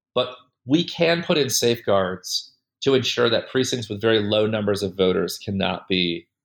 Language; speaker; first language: English; native; English